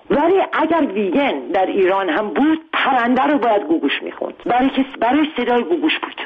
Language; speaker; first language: Persian; non-native, local second language; Armenian